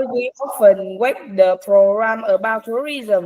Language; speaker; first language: English; non-native, learner; Vietnamese